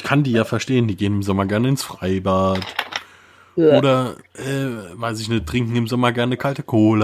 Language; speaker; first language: German; native; German